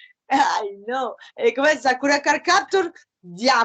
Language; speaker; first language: Portuguese; non-native, learner; Spanish